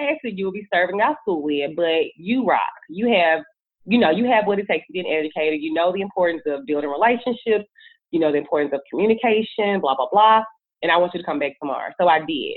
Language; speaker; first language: English; native; English